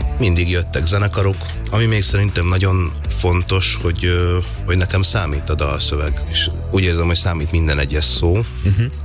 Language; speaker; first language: Hungarian; native; Hungarian